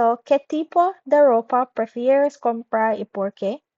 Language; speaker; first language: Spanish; non-native, fluent; English